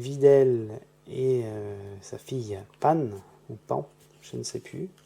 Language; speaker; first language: French; native; French